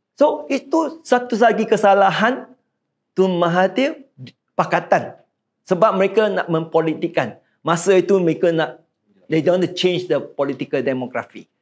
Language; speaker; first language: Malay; non-native, local second language; Chinese